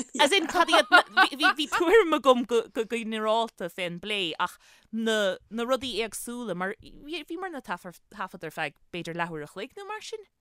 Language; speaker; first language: Irish; native; Irish